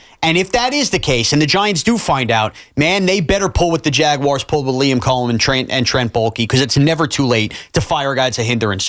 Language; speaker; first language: English; native; English